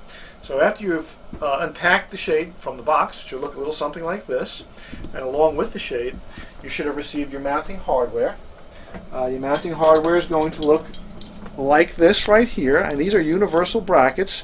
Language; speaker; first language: English; native; English